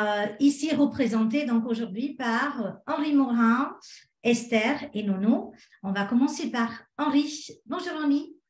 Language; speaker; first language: French; native; French